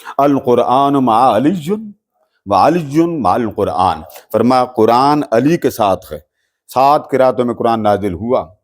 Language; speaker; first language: Urdu; non-native, local second language; Punjabi